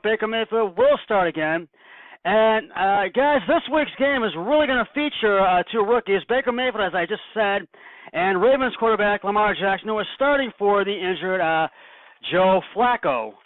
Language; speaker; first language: English; native; English